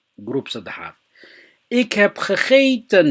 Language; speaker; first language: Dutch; non-native, fluent; Somali